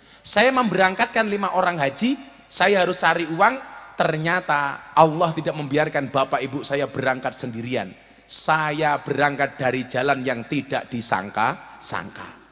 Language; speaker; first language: Indonesian; native; Indonesian